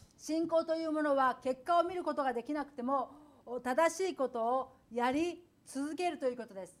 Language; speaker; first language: Japanese; native; Japanese